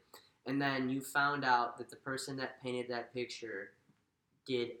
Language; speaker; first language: English; native; English